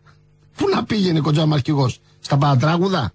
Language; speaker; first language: Greek; native; Greek